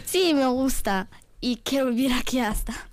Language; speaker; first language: Spanish; non-native, learner; Arabic